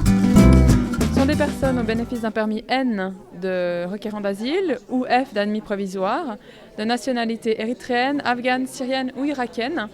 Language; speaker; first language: French; native; French